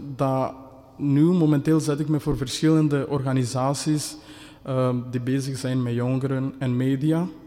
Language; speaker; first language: Dutch; non-native, fluent; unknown